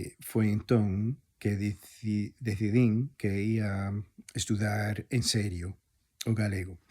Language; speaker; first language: Galician; non-native, fluent; English